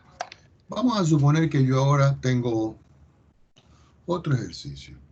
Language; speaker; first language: Spanish; native; Spanish